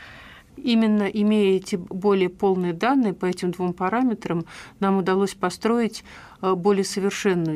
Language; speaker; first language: Russian; native; Russian